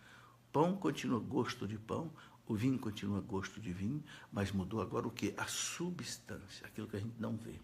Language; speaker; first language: Portuguese; native; Portuguese